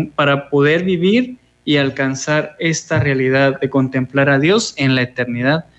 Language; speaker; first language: Spanish; native; Spanish